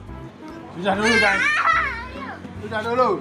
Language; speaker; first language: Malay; non-native, local second language; Javanese